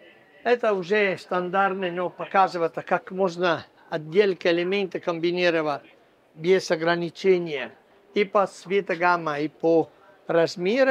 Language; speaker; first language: Russian; non-native, fluent; Italian